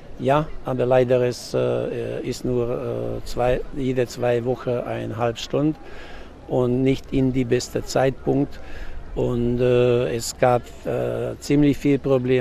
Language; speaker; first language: German; non-native, local second language; Hungarian